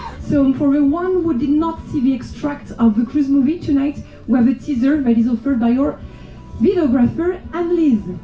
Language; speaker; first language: English; non-native, fluent; French